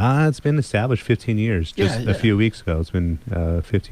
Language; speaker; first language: English; native; English